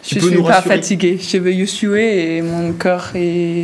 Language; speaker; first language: French; non-native, learner; Danish